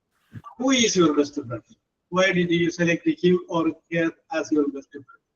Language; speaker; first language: English; non-native, fluent; Malayalam